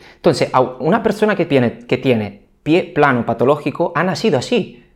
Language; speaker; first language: Spanish; non-native, fluent; Italian